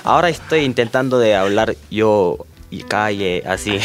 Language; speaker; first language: Spanish; non-native, fluent; Korean